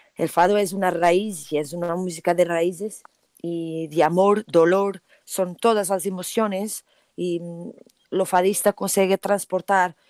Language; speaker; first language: Spanish; non-native, learner; Portuguese